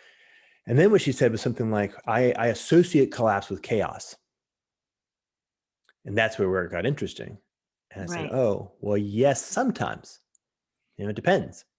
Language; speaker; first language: English; native; English